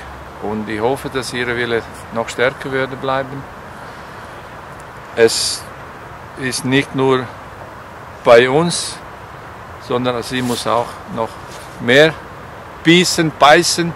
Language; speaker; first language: German; non-native, fluent; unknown